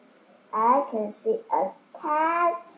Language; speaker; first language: English; non-native, learner; Vietnamese